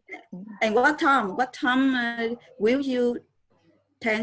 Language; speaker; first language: English; non-native, learner; Vietnamese